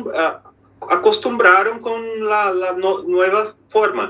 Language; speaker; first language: Spanish; non-native, fluent; Portuguese